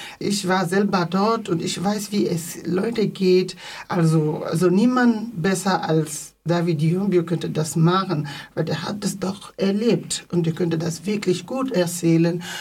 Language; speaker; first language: German; non-native, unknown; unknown